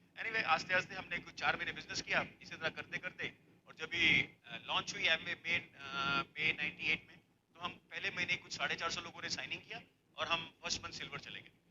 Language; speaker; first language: Hindi; native; Hindi